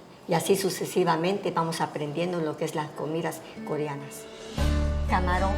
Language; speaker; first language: Spanish; native; Spanish